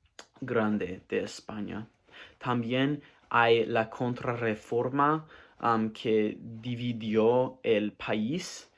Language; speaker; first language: Spanish; non-native, learner; English